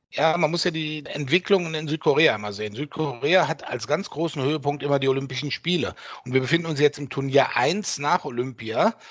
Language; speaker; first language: German; native; German